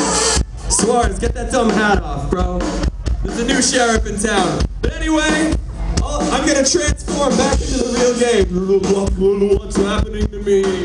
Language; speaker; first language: English; native; English